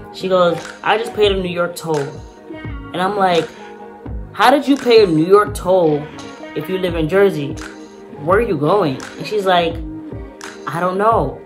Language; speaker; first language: English; native; English